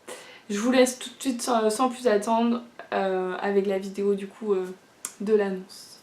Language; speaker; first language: French; native; French